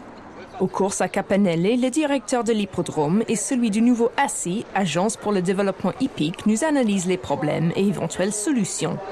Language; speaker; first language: French; native; French